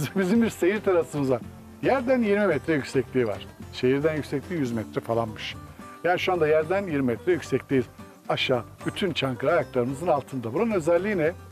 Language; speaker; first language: Turkish; native; Turkish